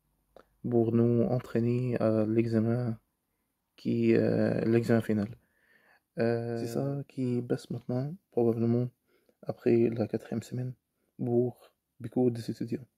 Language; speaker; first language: French; non-native, fluent; Arabic